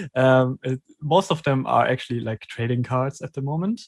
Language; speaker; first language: English; non-native, fluent; German